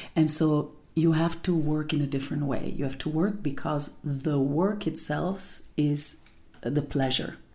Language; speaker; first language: English; non-native, fluent; Italian